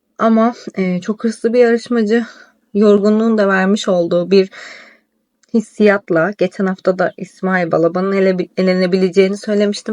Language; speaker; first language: Turkish; native; Turkish